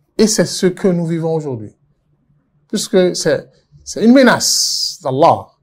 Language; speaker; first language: French; non-native, local second language; Yoruba